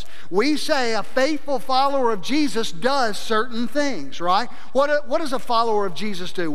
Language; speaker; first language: English; native; English